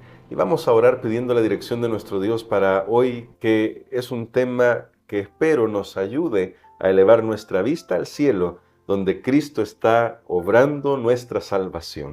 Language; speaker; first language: Spanish; native; Spanish